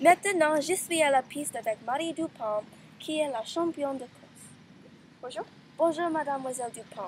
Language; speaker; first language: French; non-native, learner; English